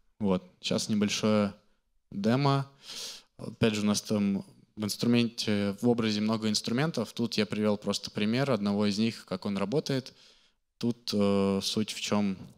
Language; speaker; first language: Russian; native; Russian